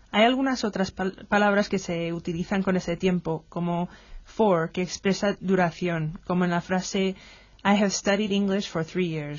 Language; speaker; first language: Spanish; non-native, fluent; English